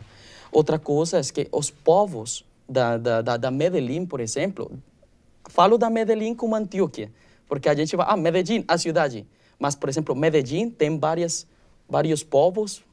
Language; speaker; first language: Portuguese; non-native, learner; Spanish